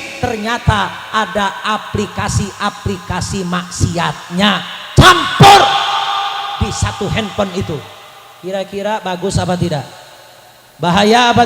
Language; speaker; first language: Indonesian; native; Indonesian